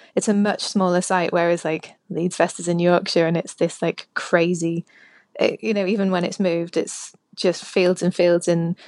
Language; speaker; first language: English; native; English